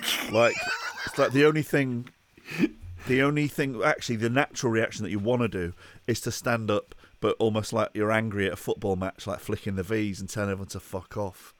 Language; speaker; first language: English; native; English